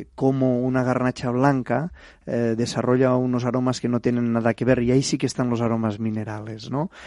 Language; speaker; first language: Spanish; native; Spanish